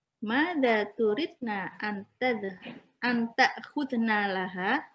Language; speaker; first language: Arabic; non-native, learner; Indonesian